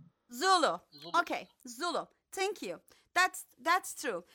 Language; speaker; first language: English; non-native, fluent; Turkish